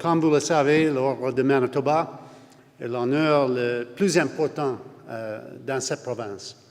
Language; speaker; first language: French; non-native, local second language; English